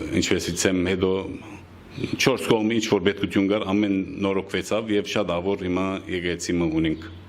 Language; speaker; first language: Armenian; native; Armenian